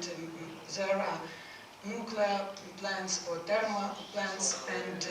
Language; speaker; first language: English; non-native, learner; Ukrainian